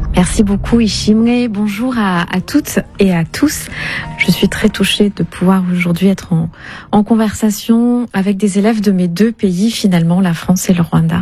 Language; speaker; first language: French; non-native, local second language; Kinyarwanda